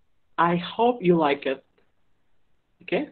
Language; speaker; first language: English; non-native, fluent; Indonesian